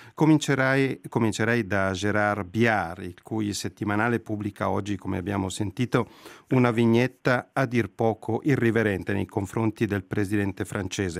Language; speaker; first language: Italian; native; Italian